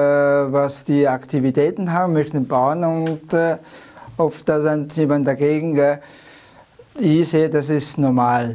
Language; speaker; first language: German; non-native, learner; Chinese